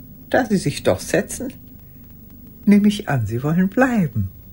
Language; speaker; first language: German; native; German